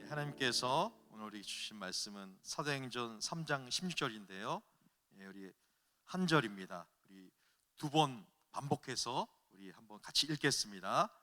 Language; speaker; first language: Korean; native; Korean